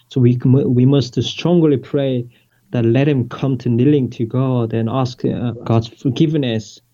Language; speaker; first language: English; non-native, fluent; Korean